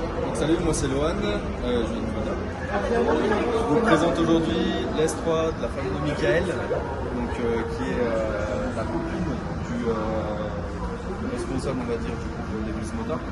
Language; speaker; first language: French; native; French